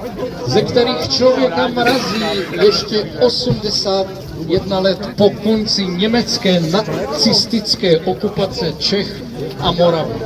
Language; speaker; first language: Czech; native; Czech